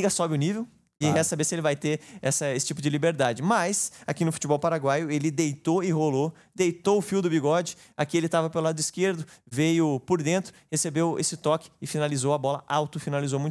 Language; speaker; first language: Portuguese; native; Portuguese